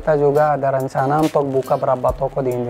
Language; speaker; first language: Indonesian; non-native, fluent; Arabic